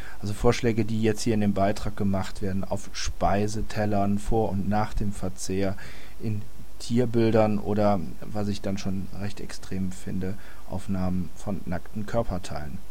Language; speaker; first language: German; native; German